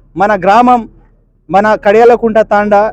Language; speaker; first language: Telugu; native; Telugu